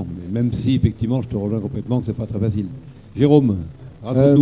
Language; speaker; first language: French; native; French